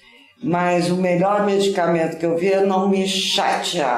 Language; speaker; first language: Portuguese; native; Portuguese